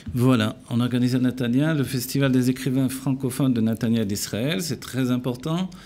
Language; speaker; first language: French; native; French